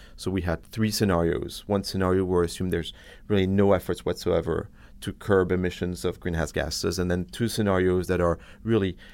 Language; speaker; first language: English; non-native, fluent; French